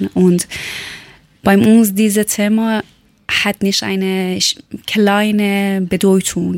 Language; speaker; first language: German; non-native, learner; Persian